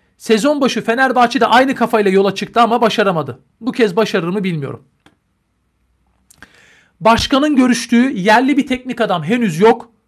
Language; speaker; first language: Turkish; native; Turkish